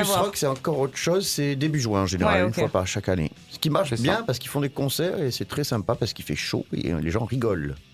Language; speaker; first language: French; native; French